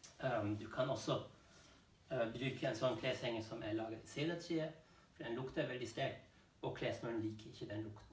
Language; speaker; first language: Norwegian; non-native, fluent; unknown